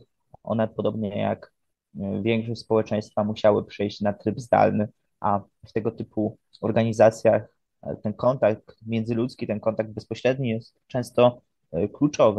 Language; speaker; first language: Polish; native; Polish